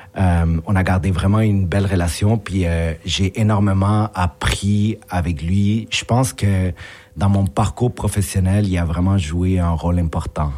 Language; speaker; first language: French; early bilingual, other home language; Spanish